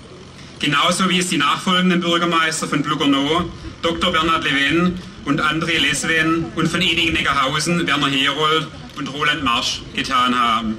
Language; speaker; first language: German; native; German